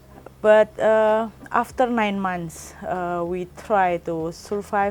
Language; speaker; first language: English; non-native, learner; Indonesian